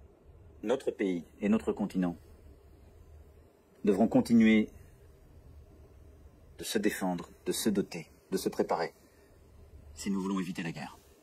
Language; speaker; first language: French; native; French